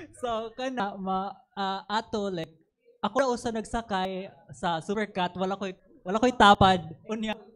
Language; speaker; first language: Cebuano; non-native, local second language; Waray